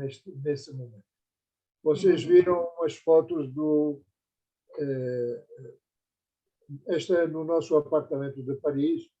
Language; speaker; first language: Portuguese; non-native, fluent; Persian